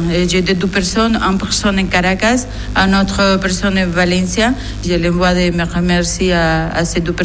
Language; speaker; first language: French; non-native, learner; Spanish